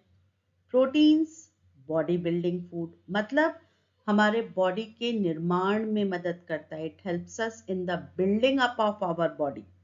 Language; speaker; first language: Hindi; native; Hindi